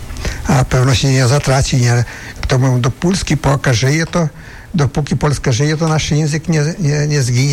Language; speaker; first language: Polish; early bilingual, heritage; Polish